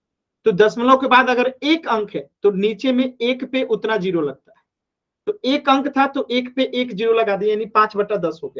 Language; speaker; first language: Hindi; native; Hindi